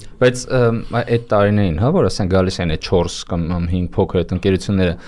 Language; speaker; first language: Armenian; native; Armenian